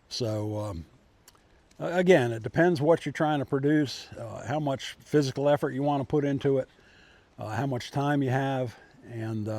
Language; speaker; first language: English; native; English